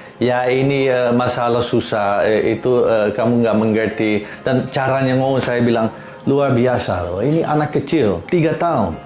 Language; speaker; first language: Indonesian; non-native, fluent; Dutch